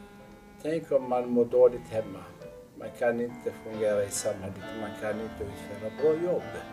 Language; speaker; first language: Swedish; non-native, fluent; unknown